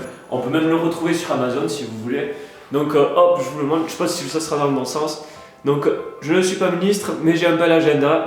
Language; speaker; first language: French; native; French